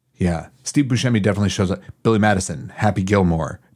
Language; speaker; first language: English; native; English